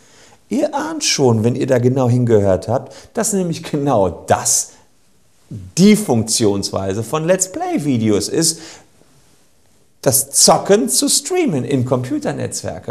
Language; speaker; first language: German; native; German